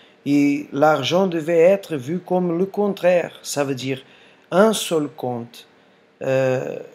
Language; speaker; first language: French; non-native, fluent; Portuguese